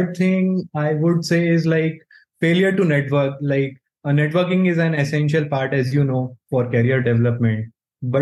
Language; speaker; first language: English; non-native, local second language; Hindi